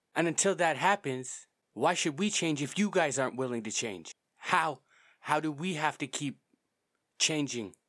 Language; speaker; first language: English; native; English